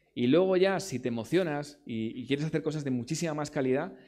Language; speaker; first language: Spanish; native; Spanish